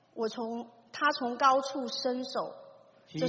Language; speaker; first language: Chinese; native; Chinese